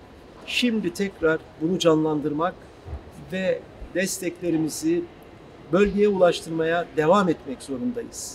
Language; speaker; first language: Turkish; native; Turkish